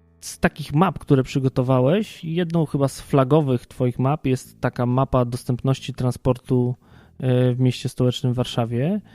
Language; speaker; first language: Polish; native; Polish